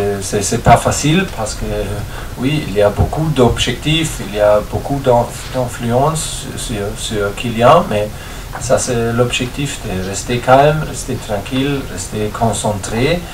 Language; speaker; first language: French; non-native, fluent; German